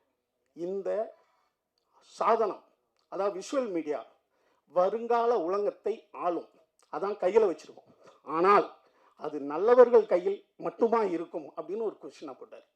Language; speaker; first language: Tamil; native; Tamil